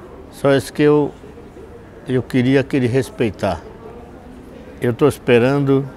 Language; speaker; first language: Portuguese; non-native, local second language; Yanomámi